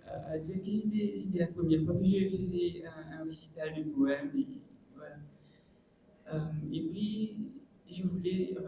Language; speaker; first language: French; non-native, local second language; Morisyen